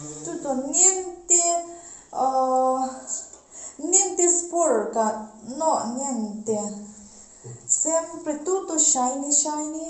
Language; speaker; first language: Italian; non-native, learner; Mizo